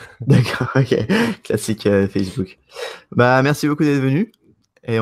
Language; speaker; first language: French; native; French